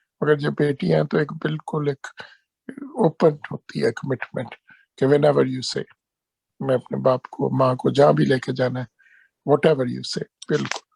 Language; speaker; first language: Urdu; non-native, local second language; Punjabi